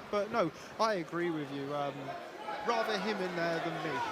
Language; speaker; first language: English; native; English